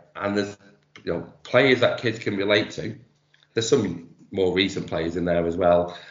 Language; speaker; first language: English; native; English